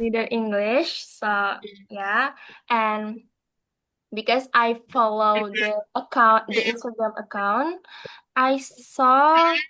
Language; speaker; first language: English; non-native, learner; Indonesian